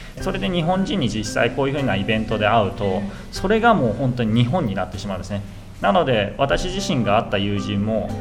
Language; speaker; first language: Japanese; native; Japanese